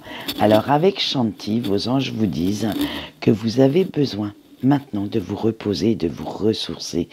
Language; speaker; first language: French; native; French